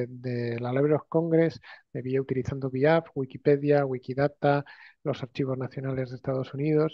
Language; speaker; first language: Spanish; native; Spanish